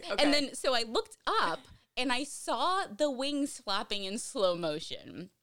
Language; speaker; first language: English; early bilingual, other home language; Portuguese